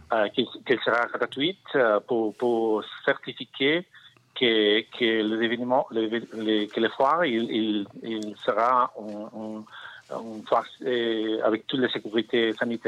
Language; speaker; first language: French; non-native, learner; Spanish